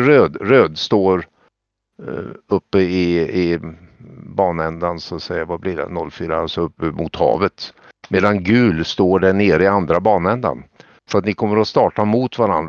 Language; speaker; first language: Swedish; native; Swedish